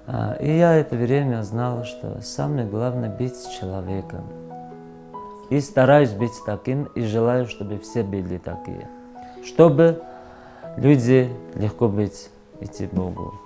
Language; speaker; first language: Russian; non-native, fluent; Georgian